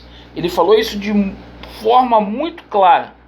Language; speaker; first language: Portuguese; native; Portuguese